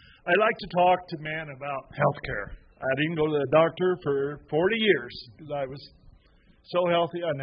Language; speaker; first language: English; native; English